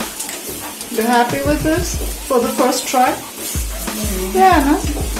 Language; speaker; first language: English; non-native, fluent; German